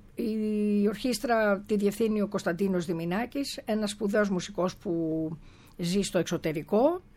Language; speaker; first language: Greek; early bilingual, other home language; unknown